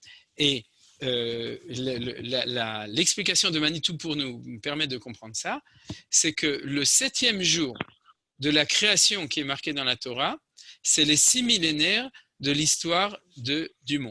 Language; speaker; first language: French; native; French